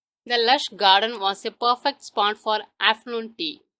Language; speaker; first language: English; non-native, local second language; Tamil